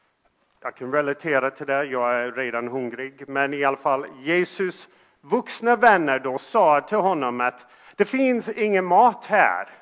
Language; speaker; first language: Swedish; non-native, fluent; English